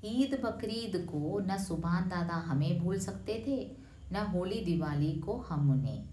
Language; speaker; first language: Hindi; non-native, local second language; Malayalam